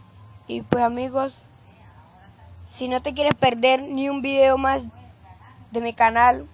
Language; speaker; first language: Spanish; native; Spanish